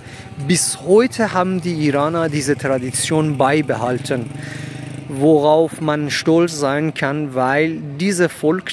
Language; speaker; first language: German; non-native, fluent; Persian